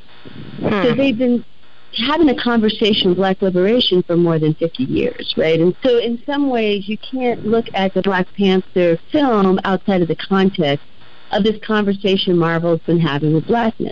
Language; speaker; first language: English; native; English